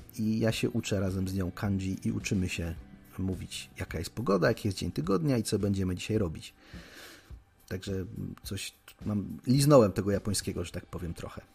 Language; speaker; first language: Polish; native; Polish